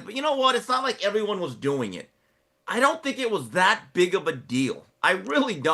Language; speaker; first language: English; native; English